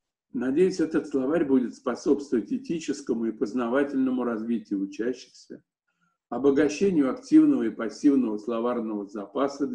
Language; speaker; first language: Russian; native; Russian